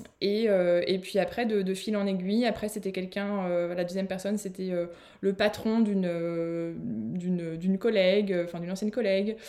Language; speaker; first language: French; native; French